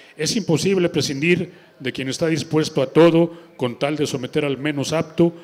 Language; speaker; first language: Spanish; native; Spanish